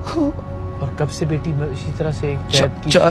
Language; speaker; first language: Urdu; native; Urdu